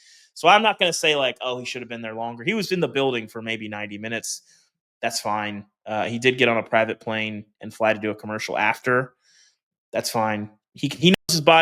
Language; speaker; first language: English; native; English